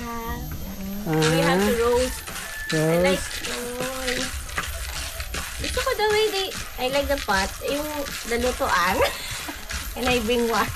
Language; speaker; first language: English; non-native, local second language; Filipino